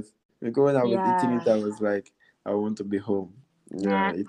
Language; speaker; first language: English; non-native, fluent; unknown